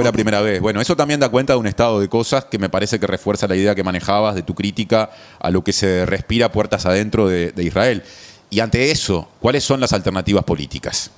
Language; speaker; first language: Spanish; native; Spanish